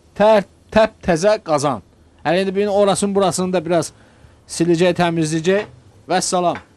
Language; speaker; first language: Azerbaijani; native; Azerbaijani